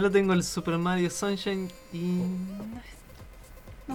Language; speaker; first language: Spanish; native; Spanish